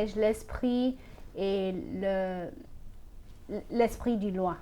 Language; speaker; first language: French; non-native, fluent; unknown